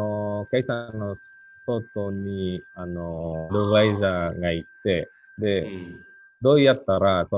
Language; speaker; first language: Japanese; non-native, fluent; Indonesian